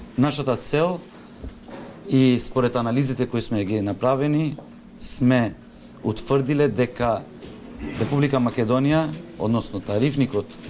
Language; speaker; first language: Macedonian; non-native, local second language; Albanian